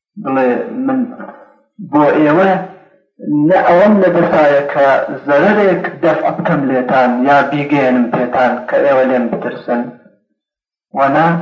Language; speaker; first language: Central Kurdish; non-native, local second language; Gurani